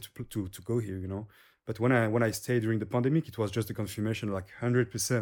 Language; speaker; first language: English; non-native, fluent; French